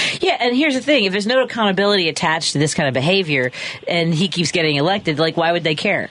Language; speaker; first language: English; native; English